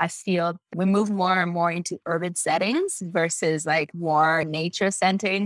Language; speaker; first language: English; non-native, fluent; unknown